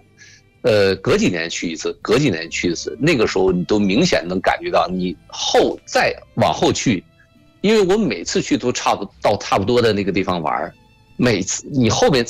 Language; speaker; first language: Chinese; native; Chinese